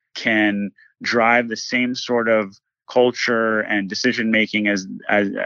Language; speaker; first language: English; native; English